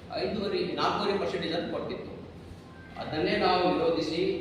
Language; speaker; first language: Kannada; non-native, local second language; Lambadi